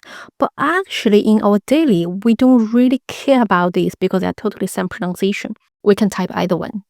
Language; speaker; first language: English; non-native, fluent; Chinese